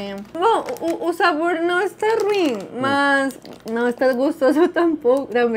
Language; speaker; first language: Portuguese; non-native, fluent; Spanish